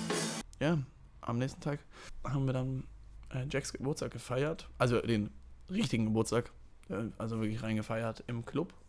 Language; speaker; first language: German; native; German